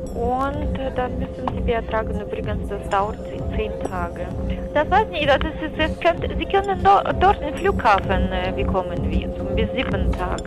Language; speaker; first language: German; non-native, fluent; Armenian